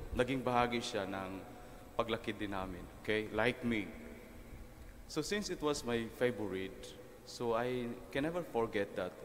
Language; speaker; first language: English; non-native, local second language; Filipino